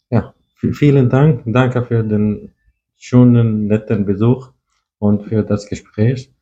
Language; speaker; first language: German; non-native, fluent; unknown